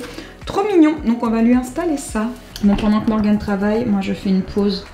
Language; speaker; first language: French; native; French